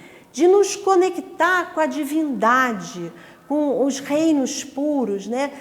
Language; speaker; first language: Portuguese; native; Portuguese